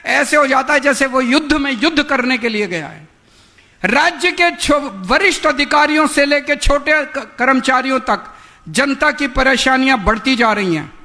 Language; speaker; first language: Hindi; native; Hindi